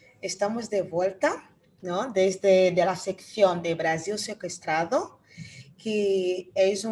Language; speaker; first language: Spanish; non-native, fluent; Portuguese